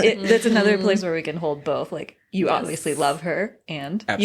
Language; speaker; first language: English; native; English